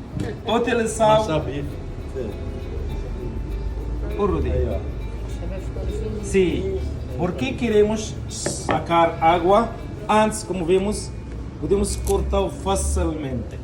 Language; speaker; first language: Portuguese; non-native, learner; Arabic